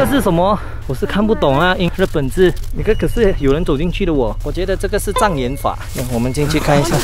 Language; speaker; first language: Chinese; native; Chinese